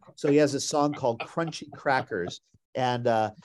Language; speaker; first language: English; native; English